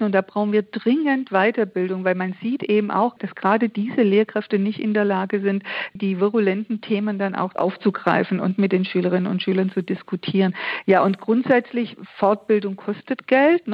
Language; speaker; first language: German; native; German